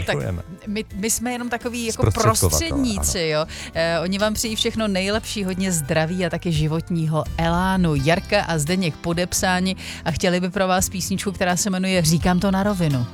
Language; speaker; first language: Czech; native; Czech